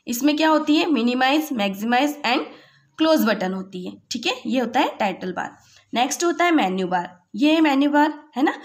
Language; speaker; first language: Hindi; native; Hindi